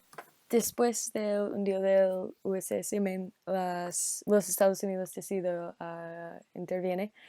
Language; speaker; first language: Spanish; non-native, learner; English